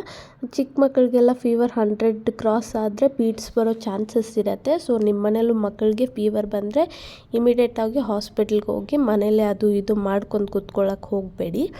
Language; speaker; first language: Kannada; native; Kannada